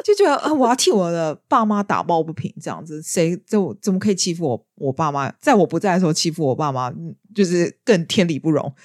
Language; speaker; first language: Chinese; native; Chinese